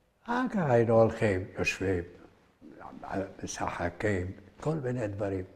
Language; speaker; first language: Hebrew; early bilingual, other home language; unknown